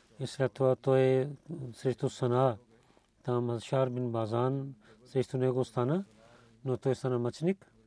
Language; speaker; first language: Bulgarian; non-native, learner; Urdu